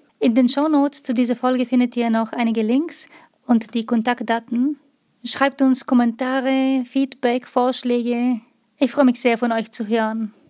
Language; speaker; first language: German; non-native, fluent; Bulgarian